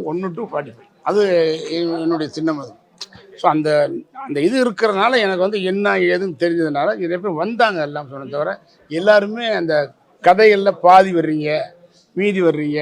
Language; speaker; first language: Tamil; native; Tamil